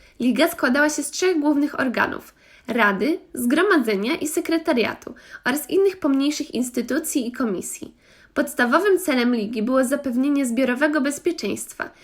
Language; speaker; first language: Polish; native; Polish